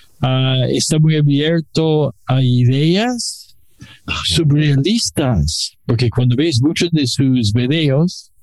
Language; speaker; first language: Spanish; non-native, learner; English